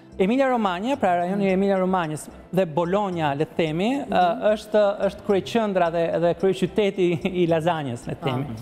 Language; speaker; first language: Albanian; native; Albanian